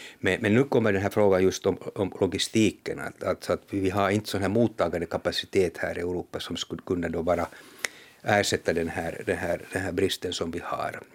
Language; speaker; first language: Swedish; native; Swedish